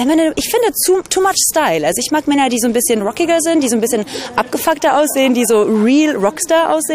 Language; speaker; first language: German; native; German